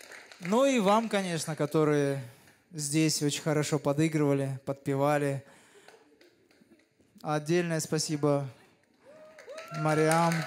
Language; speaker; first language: Russian; native; Russian